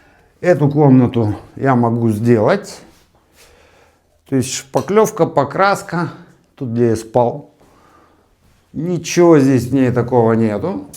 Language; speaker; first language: Russian; native; Russian